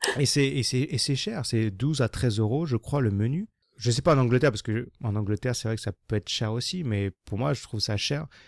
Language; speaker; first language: French; native; French